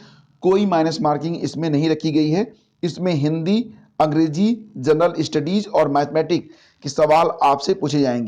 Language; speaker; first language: Hindi; native; Hindi